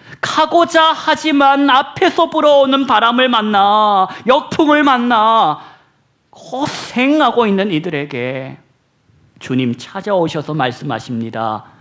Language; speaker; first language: Korean; native; Korean